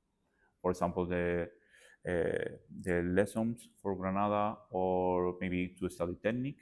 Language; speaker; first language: English; non-native, learner; Spanish